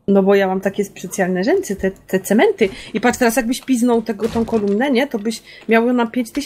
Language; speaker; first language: Polish; native; Polish